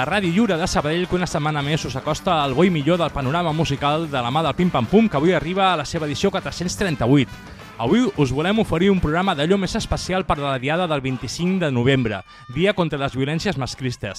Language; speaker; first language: Catalan; native; Catalan